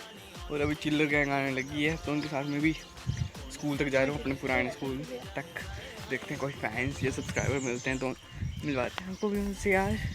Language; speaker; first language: Hindi; native; Hindi